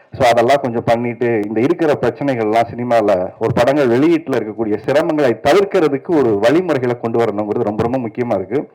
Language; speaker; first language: Tamil; native; Tamil